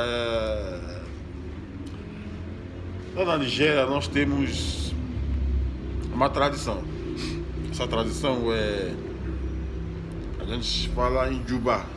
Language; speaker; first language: Portuguese; non-native, fluent; Yoruba